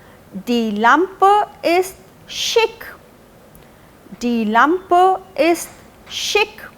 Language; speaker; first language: German; non-native, fluent; Hindi